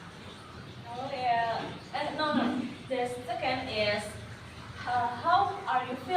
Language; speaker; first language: English; non-native, learner; Indonesian